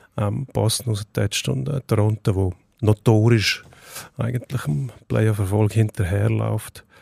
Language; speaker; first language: German; native; German